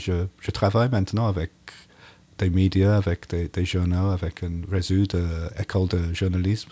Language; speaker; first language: French; non-native, learner; English